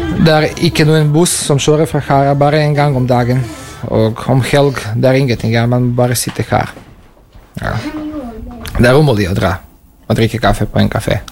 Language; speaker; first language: Norwegian; non-native, learner; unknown